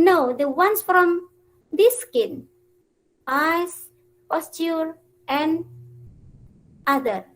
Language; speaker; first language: English; non-native, fluent; Indonesian